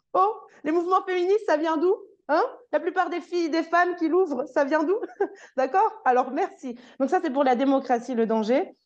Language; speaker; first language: French; native; French